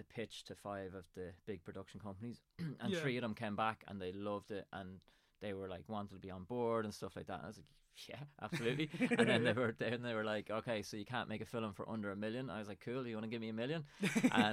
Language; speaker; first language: English; native; English